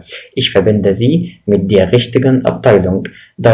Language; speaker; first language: German; non-native, fluent; Arabic